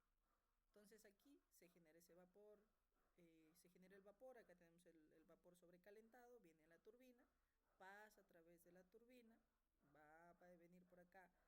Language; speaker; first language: Spanish; native; Spanish